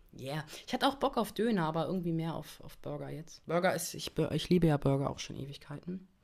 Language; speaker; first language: German; native; German